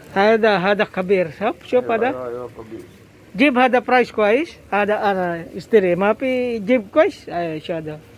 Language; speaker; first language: Arabic; non-native, learner; Filipino